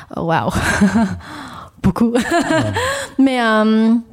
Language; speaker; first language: French; non-native, learner; English